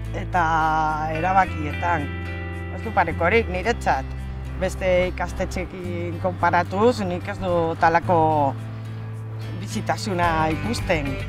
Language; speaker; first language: Basque; non-native, local second language; Spanish